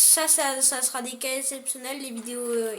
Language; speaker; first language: French; native; French